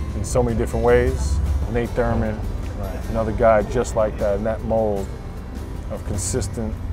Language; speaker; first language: English; native; English